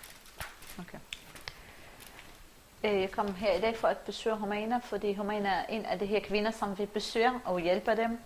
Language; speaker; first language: Danish; non-native, fluent; Arabic